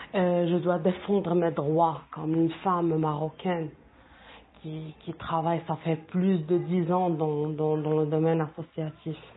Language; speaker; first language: French; non-native, local second language; Arabic